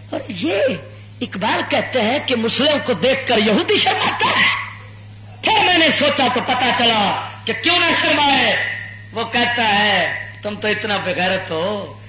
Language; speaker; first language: Urdu; non-native, local second language; Punjabi